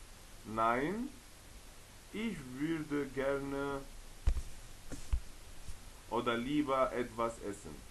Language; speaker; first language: German; non-native, fluent; Arabic